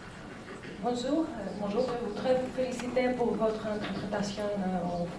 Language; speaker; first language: French; non-native, fluent; Greek